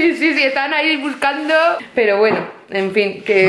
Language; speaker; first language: Spanish; native; Spanish